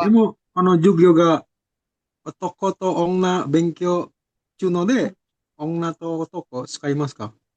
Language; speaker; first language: Japanese; non-native, learner; Indonesian